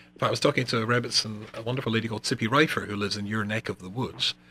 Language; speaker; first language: English; native; English